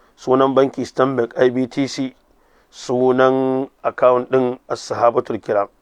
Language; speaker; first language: Hausa; native; Hausa